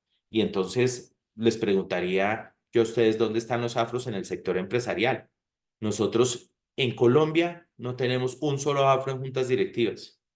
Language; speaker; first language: Spanish; native; Spanish